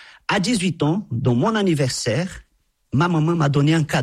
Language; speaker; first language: French; non-native, fluent; Portuguese